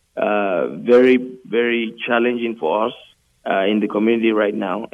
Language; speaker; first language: English; non-native, local second language; Yoruba